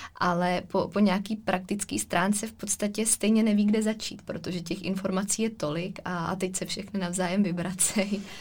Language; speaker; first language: Czech; native; Czech